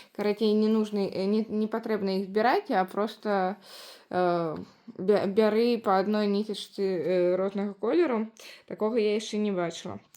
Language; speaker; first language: Belarusian; non-native, local second language; Russian